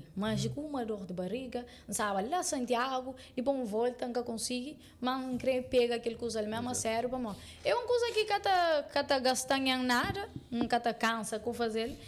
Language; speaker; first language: Portuguese; non-native, local second language; Kabuverdianu